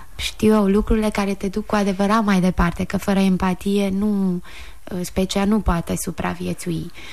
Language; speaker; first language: Romanian; native; Romanian